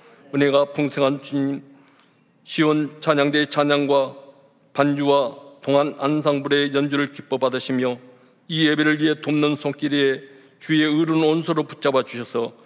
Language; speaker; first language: Korean; native; Korean